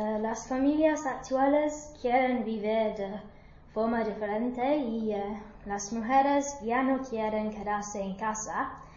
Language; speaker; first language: Spanish; non-native, learner; English